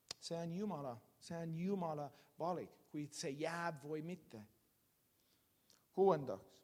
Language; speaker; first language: Estonian; non-native, learner; English